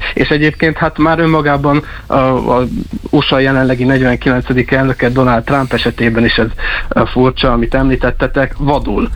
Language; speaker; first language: Hungarian; native; Hungarian